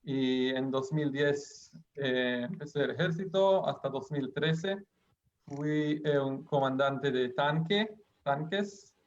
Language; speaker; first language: Spanish; non-native, fluent; Hebrew